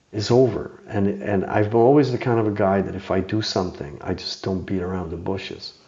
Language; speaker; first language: English; non-native, fluent; Czech